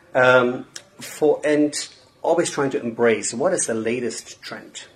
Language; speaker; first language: English; non-native, fluent; German